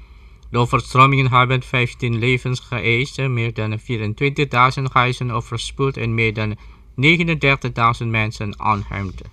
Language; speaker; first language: Dutch; non-native, fluent; Indonesian